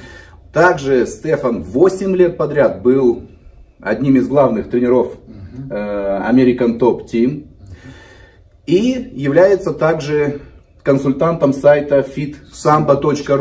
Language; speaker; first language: Russian; native; Russian